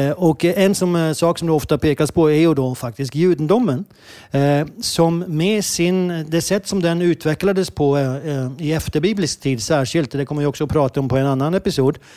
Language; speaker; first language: Swedish; non-native, fluent; Hebrew